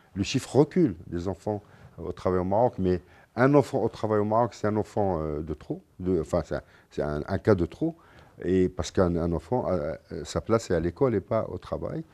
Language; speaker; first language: French; non-native, local second language; Arabic